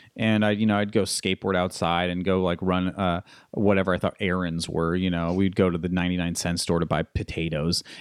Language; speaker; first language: English; native; English